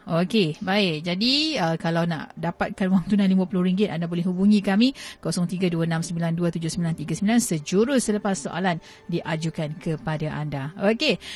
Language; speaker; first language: Malay; native; Malay